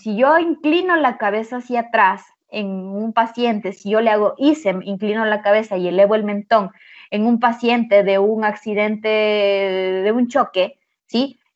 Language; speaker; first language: Spanish; native; Spanish